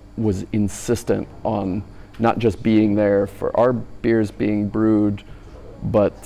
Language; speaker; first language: English; native; English